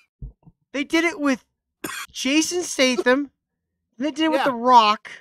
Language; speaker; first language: English; native; English